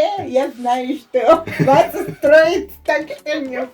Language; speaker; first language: Russian; non-native, fluent; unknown